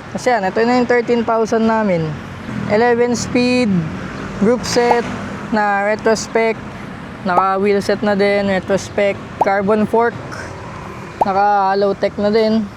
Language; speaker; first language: Filipino; native; Filipino